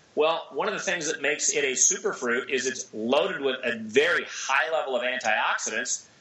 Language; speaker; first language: English; native; English